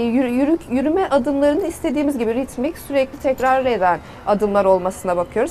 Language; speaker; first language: Turkish; native; Turkish